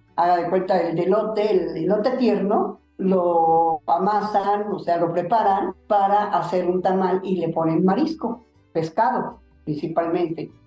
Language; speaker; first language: Spanish; native; Spanish